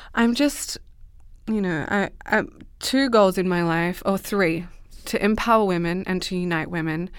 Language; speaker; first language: English; native; English